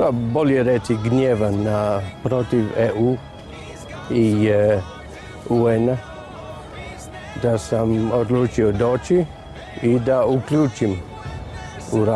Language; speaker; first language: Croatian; non-native, learner; English